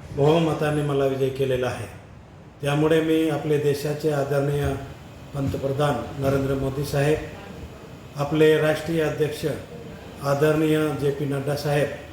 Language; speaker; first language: Marathi; non-native, local second language; Bhili